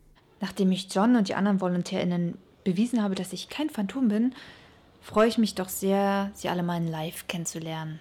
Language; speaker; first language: German; native; German